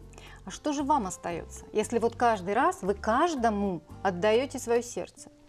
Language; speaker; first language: Russian; native; Russian